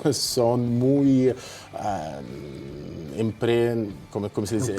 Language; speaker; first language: Spanish; non-native, fluent; Russian